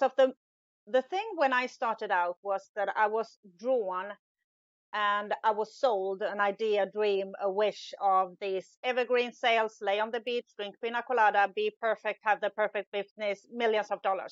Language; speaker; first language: English; non-native, fluent; Swedish